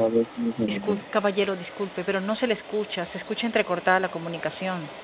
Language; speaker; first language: Spanish; native; Spanish